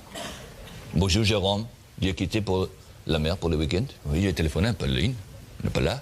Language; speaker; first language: French; non-native, learner; German